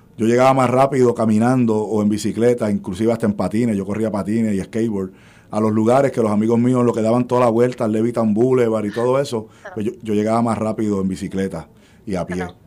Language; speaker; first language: Spanish; native; Spanish